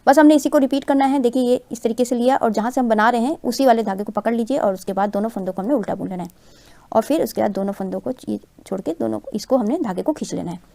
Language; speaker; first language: Hindi; non-native, local second language; Punjabi